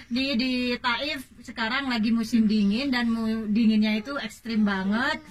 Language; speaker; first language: Indonesian; native; Indonesian